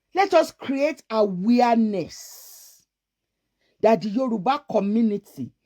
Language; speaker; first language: English; non-native, local second language; Yoruba